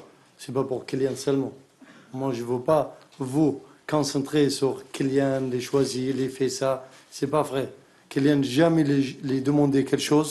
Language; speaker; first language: French; non-native, learner; Arabic